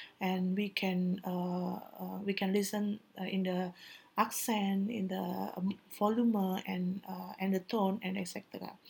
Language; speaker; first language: English; non-native, learner; Indonesian